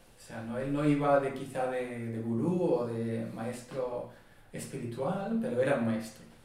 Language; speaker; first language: Spanish; non-native, fluent; Hebrew